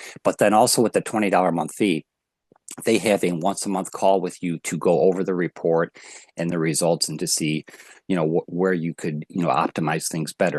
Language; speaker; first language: English; native; English